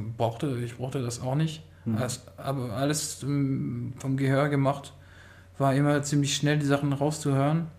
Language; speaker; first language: German; non-native, fluent; French